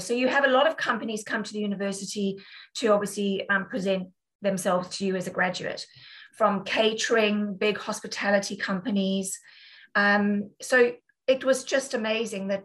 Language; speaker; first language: English; native; English